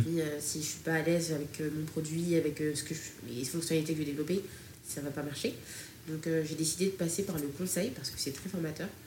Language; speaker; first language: French; early bilingual, other home language; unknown